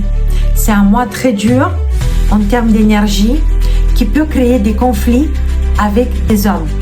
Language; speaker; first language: French; non-native, fluent; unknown